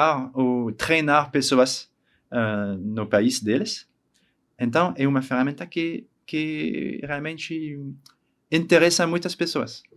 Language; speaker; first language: Portuguese; non-native, learner; French